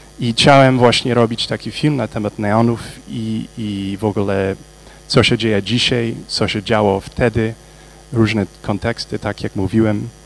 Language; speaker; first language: Polish; early bilingual, heritage; English